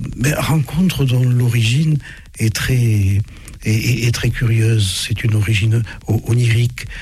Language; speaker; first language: French; early bilingual, other home language; German